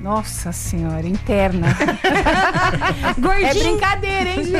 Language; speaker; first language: Portuguese; native; Portuguese